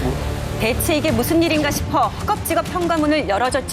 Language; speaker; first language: Korean; native; Korean